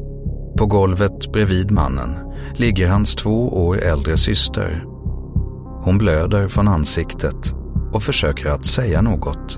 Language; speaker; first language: Swedish; native; Swedish